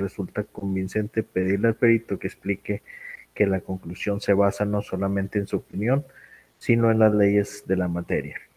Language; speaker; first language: Spanish; native; Spanish